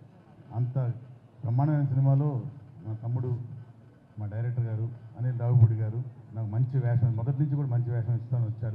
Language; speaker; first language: Telugu; native; Telugu